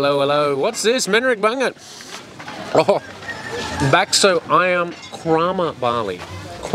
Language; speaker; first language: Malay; non-native, learner; English